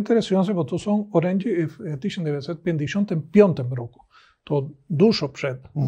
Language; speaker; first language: Polish; non-native, learner; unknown